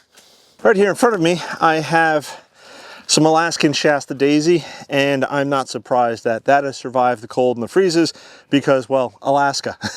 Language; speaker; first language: English; native; English